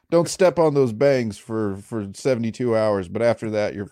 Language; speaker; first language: English; native; English